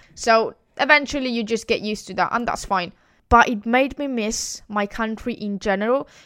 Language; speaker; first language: English; non-native, fluent; Italian